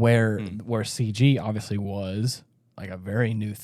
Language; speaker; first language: English; native; English